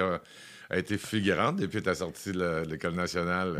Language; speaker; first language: French; native; French